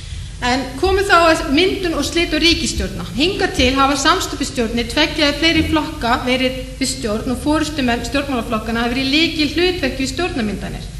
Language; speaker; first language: Icelandic; native; Icelandic